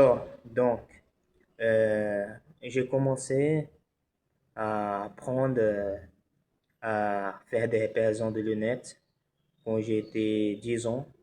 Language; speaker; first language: French; non-native, learner; Portuguese